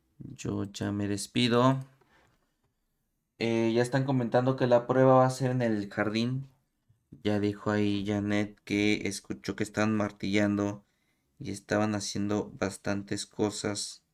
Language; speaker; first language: Spanish; native; Spanish